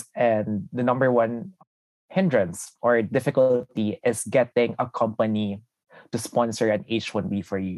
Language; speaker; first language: English; non-native, local second language; Filipino